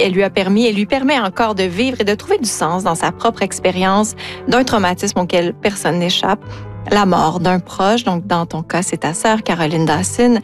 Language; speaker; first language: French; native; French